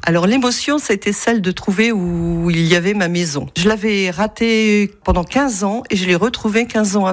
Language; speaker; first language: French; native; French